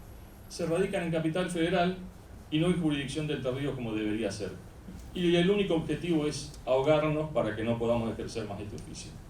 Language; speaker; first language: Spanish; native; Spanish